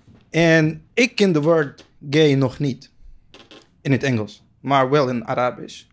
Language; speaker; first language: Dutch; non-native, learner; Arabic